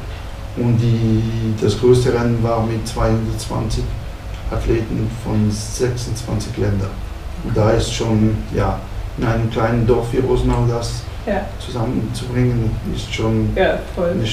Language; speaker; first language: German; non-native, fluent; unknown